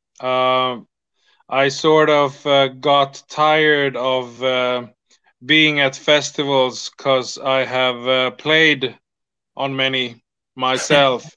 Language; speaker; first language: English; non-native, fluent; Swedish